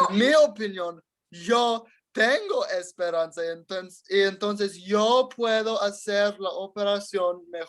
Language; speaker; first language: Spanish; non-native, learner; English